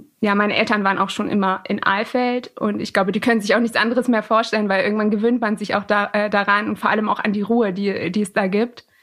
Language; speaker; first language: German; early bilingual, other home language; Persian